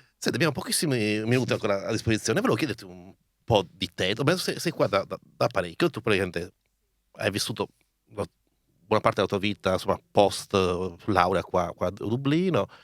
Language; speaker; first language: Italian; native; Italian